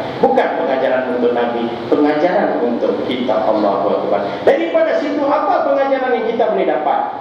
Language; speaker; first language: Malay; non-native, local second language; Tamil